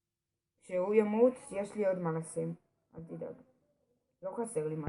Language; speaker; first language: Hebrew; native; Hebrew